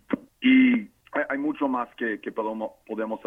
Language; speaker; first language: Spanish; non-native, fluent; English